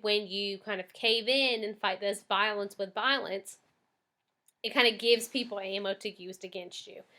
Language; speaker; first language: English; native; English